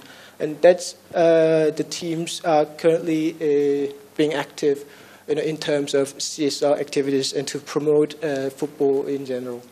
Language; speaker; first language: English; non-native, fluent; Korean